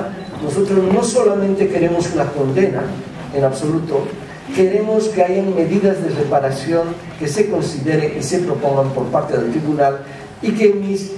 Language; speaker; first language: Spanish; native; Spanish